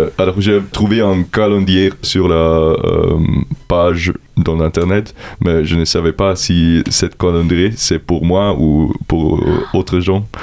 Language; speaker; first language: French; non-native, learner; German